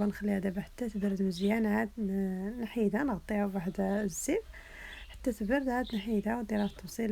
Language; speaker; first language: Arabic; native; Arabic